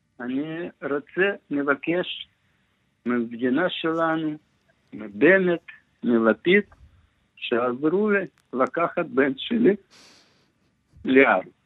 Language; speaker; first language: Hebrew; non-native, learner; Russian